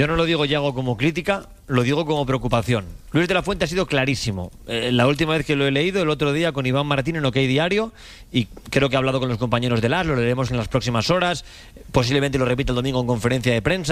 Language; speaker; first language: Spanish; native; Spanish